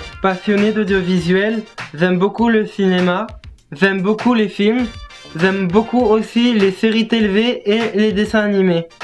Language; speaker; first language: French; native; French